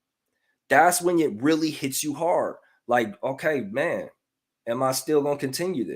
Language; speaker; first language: English; native; English